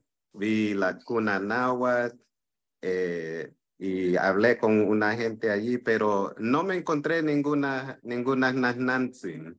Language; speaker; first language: Spanish; early bilingual, heritage; Spanish